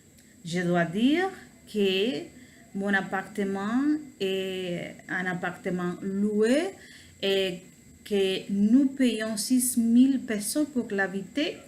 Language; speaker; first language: French; non-native, learner; Spanish